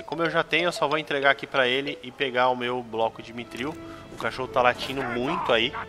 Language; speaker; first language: Portuguese; native; Portuguese